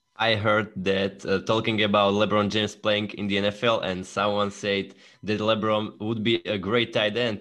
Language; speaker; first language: English; non-native, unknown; Slovak